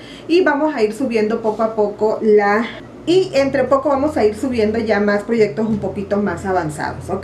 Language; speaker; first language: Spanish; native; Spanish